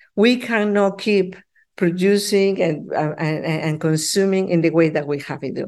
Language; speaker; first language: English; non-native, fluent; Spanish